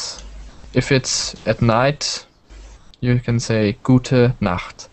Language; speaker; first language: English; non-native, learner; German